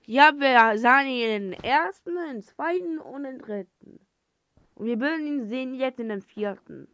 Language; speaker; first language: German; non-native, learner; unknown